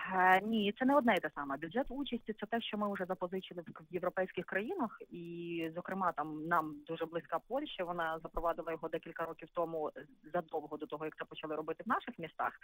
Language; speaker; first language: Ukrainian; native; Ukrainian